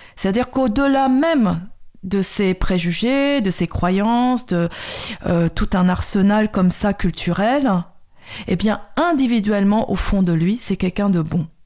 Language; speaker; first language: French; early bilingual, other home language; Khmer